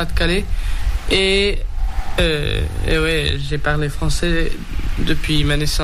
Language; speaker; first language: French; early bilingual, heritage; Spanish